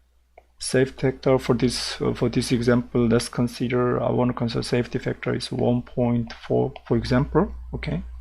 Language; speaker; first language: English; non-native, fluent; Korean